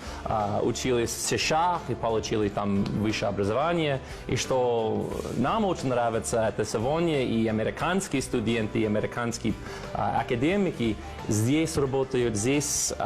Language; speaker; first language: Russian; non-native, fluent; English